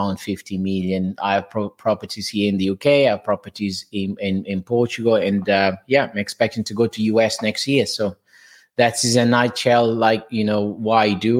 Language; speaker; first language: English; non-native, fluent; Portuguese